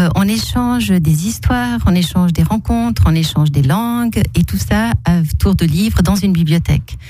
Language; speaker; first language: French; early bilingual, other home language; Portuguese